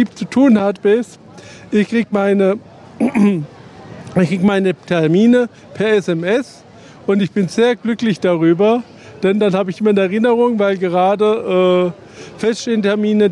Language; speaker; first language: German; native; German